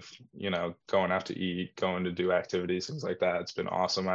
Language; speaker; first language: English; native; English